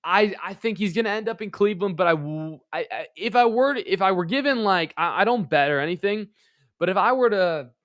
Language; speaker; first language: English; native; English